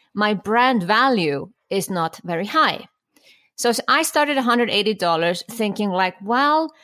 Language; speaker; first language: English; non-native, fluent; Icelandic